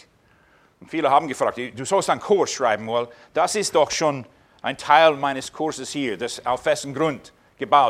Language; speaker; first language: German; non-native, fluent; English